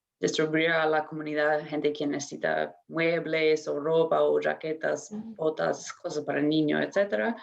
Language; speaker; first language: Spanish; non-native, fluent; English